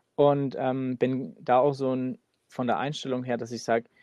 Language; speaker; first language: German; native; German